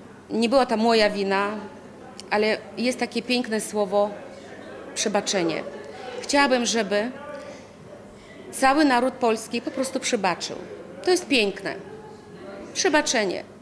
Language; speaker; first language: Polish; non-native, fluent; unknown